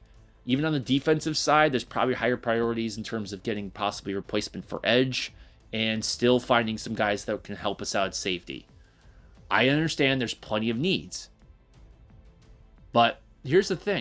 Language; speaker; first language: English; native; English